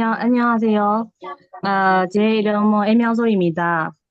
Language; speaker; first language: Korean; non-native, learner; Burmese